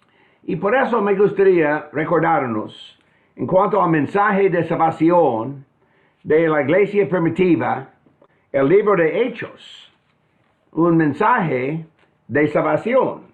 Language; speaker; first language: Spanish; non-native, fluent; English